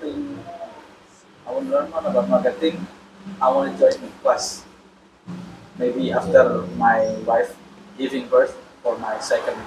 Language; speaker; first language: English; non-native, local second language; Indonesian